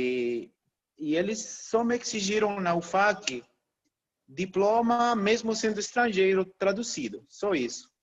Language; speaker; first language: Portuguese; non-native, fluent; Spanish